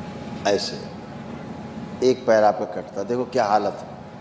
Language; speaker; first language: Hindi; native; Hindi